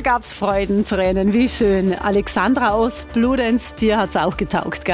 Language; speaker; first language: German; native; German